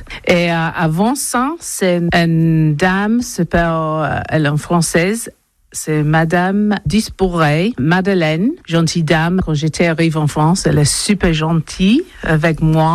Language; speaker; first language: French; non-native, learner; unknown